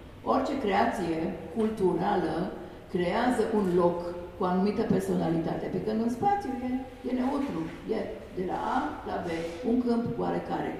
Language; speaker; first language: Romanian; non-native, fluent; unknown